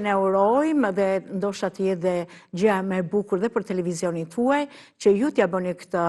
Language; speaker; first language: Albanian; native; Albanian